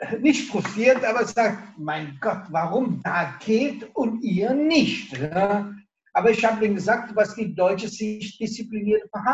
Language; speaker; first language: German; non-native, local second language; Italian